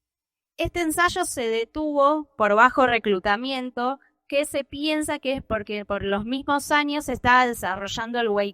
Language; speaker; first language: Spanish; native; Spanish